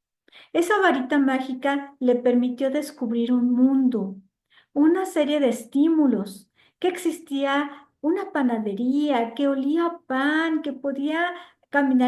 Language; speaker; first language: Spanish; native; Spanish